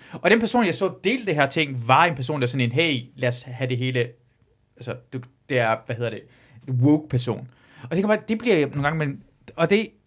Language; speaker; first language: Danish; early bilingual, other home language; Persian